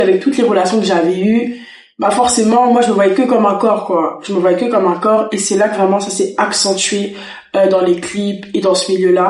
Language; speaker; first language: French; native; French